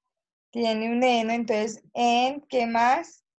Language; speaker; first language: Spanish; native; Spanish